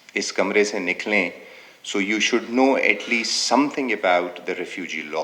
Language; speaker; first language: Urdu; non-native, local second language; Pashto